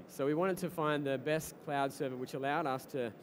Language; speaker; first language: English; native; English